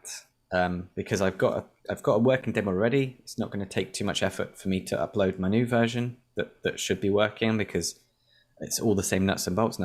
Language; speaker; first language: English; native; English